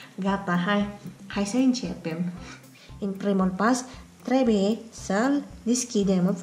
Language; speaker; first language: Romanian; non-native, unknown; Filipino